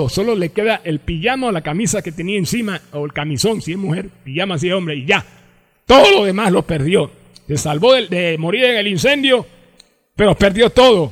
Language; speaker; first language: Spanish; native; Spanish